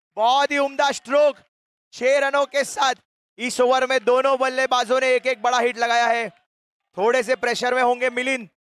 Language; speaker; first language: Hindi; non-native, local second language; Gujarati